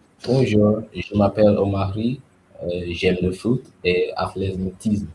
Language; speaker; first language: French; non-native, learner; English